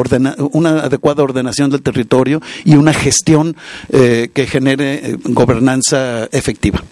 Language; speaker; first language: Spanish; native; Spanish